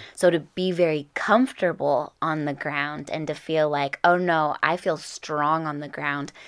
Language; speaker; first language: English; native; English